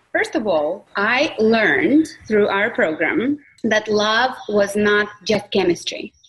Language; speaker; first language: English; non-native, fluent; Russian